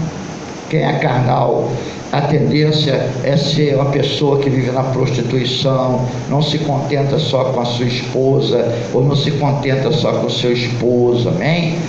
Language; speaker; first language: Portuguese; native; Portuguese